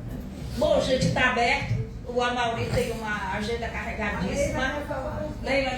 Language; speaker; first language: Portuguese; native; Portuguese